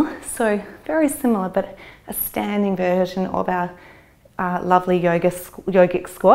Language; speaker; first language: English; native; English